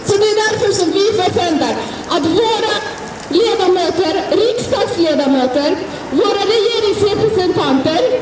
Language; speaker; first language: Swedish; non-native, fluent; Azerbaijani